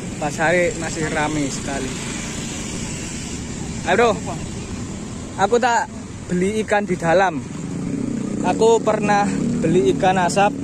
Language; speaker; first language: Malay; non-native, local second language; Javanese